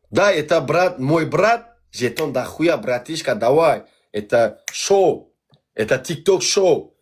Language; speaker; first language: Russian; non-native, learner; Turkmen